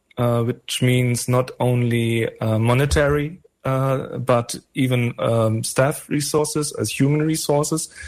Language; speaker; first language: English; non-native, fluent; German